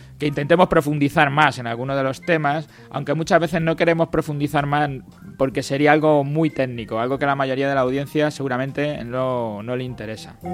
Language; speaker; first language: Spanish; native; Spanish